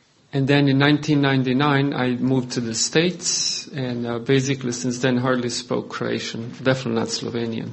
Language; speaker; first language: English; non-native, fluent; Croatian